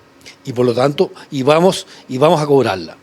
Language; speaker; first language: Spanish; native; Spanish